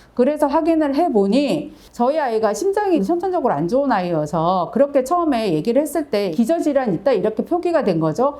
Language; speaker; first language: Korean; native; Korean